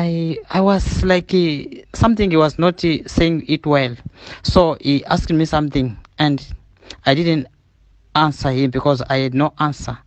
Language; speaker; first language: English; non-native, learner; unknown